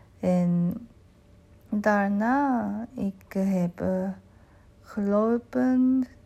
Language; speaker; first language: Dutch; non-native, learner; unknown